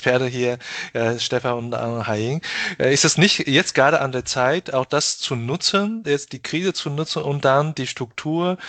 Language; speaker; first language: German; non-native, fluent; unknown